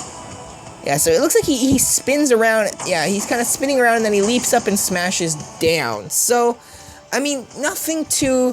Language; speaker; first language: English; native; English